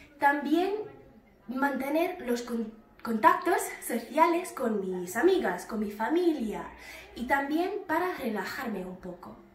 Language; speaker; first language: Spanish; non-native, fluent; English